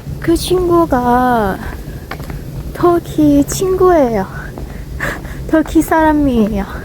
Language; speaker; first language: Korean; non-native, learner; Hmong